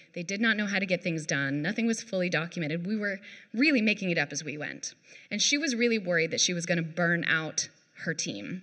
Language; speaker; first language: English; native; English